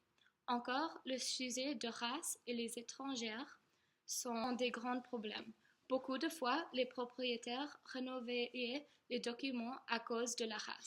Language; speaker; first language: French; non-native, learner; English